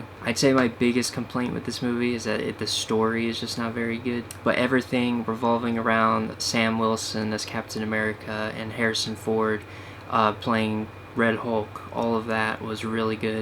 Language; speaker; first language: English; native; English